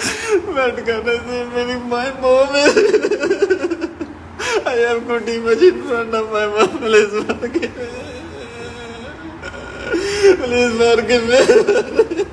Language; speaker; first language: English; non-native, learner; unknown